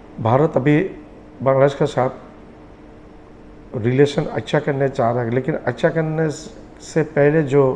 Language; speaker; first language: Hindi; non-native, fluent; Bangla